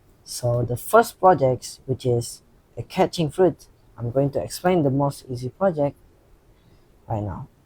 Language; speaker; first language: English; non-native, learner; Indonesian